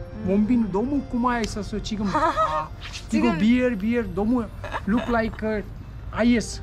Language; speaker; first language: Korean; non-native, learner; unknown